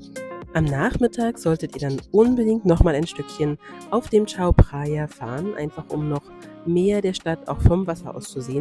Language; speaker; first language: German; native; German